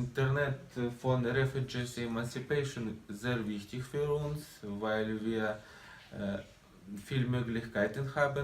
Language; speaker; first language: German; non-native, learner; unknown